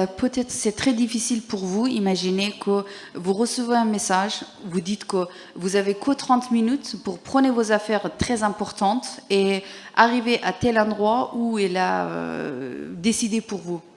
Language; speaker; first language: French; non-native, learner; Persian